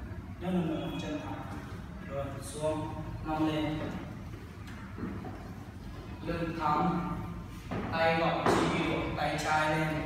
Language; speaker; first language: Vietnamese; non-native, learner; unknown